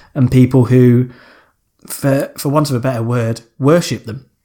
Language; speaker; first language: English; native; English